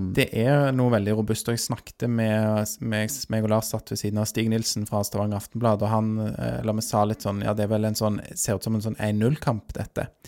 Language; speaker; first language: Norwegian; native; Norwegian